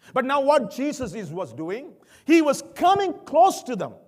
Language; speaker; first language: English; non-native, local second language; Malayalam